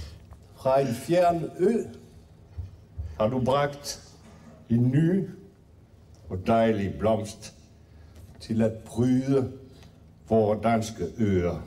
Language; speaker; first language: Danish; non-native, fluent; French